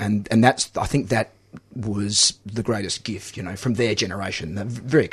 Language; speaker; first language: English; native; English